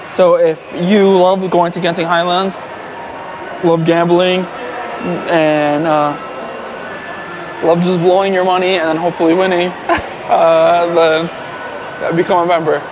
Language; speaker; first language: English; native; English